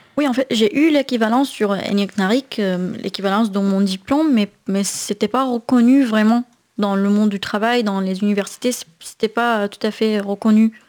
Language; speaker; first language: French; non-native, fluent; Arabic